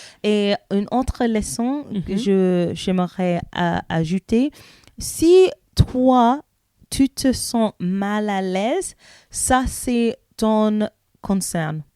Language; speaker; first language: French; non-native, learner; English